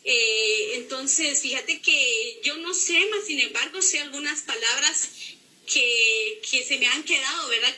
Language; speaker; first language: Spanish; native; Spanish